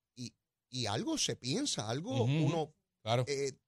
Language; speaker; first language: Spanish; native; Spanish